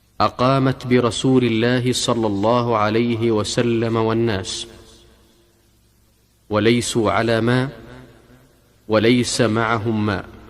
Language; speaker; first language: Arabic; native; Arabic